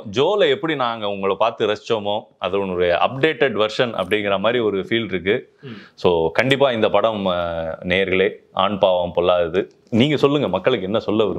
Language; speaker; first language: Tamil; native; Tamil